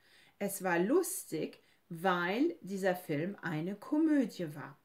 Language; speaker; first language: German; non-native, fluent; French